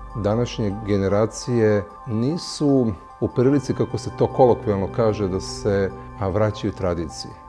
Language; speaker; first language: Serbian; native; Serbian